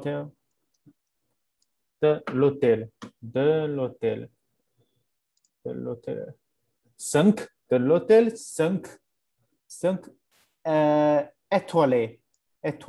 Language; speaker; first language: French; non-native, learner; English